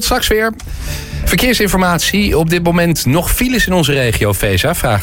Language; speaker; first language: Dutch; native; Dutch